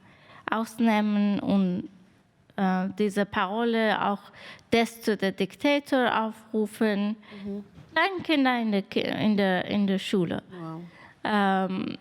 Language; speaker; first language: German; non-native, fluent; Persian